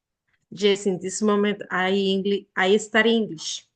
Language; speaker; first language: English; non-native, learner; Spanish